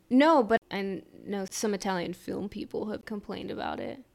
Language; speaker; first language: English; native; English